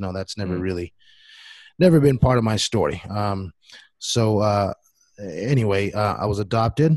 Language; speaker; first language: English; non-native, fluent; Samoan